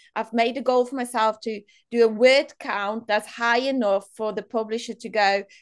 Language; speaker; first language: English; non-native, local second language; Afrikaans